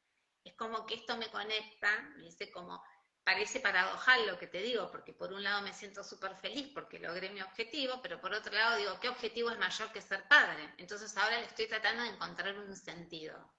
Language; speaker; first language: Spanish; native; Spanish